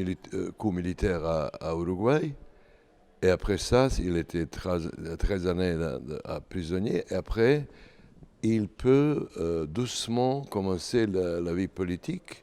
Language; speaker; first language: French; non-native, learner; Serbian